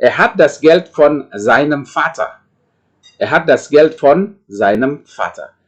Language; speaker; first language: German; non-native, fluent; Indonesian